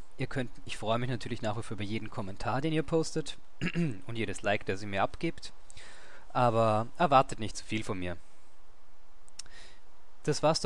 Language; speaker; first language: German; native; German